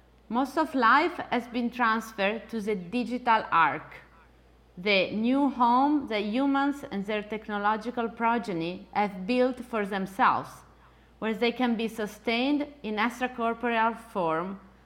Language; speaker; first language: English; non-native, fluent; Italian